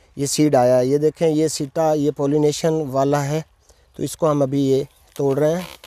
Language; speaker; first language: Urdu; non-native, local second language; Punjabi